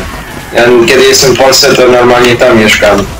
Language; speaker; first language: Polish; early bilingual, heritage; Polish